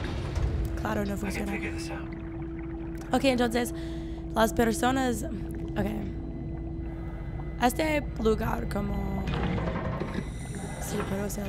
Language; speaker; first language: Spanish; non-native, learner; English